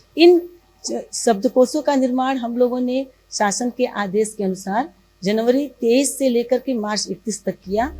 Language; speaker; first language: Hindi; native; Hindi